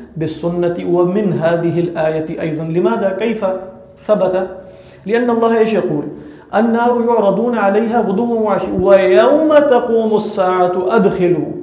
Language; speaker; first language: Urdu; native; Urdu